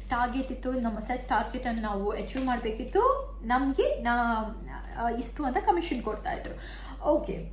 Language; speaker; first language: Kannada; non-native, local second language; Tulu